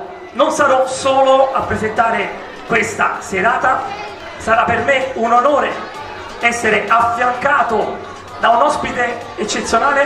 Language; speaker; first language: Italian; native; Italian